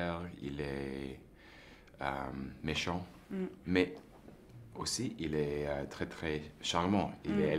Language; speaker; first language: French; non-native, fluent; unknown